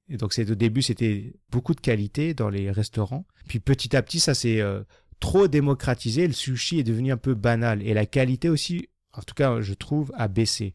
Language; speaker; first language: French; native; French